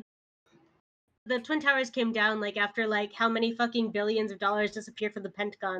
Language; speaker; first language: English; early bilingual, other home language; Spanish